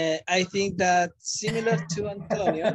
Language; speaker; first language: English; non-native, learner; Spanish